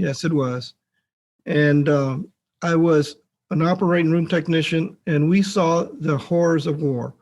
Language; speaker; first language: English; native; English